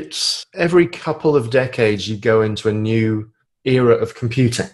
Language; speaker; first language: English; native; English